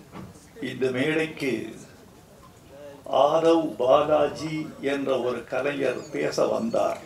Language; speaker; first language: Tamil; native; Tamil